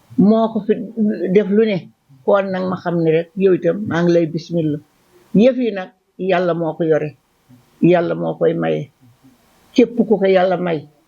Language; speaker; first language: Wolof; non-native, local second language; Fula